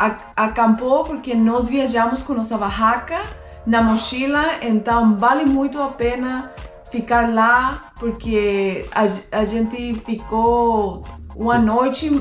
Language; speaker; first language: Portuguese; non-native, fluent; Spanish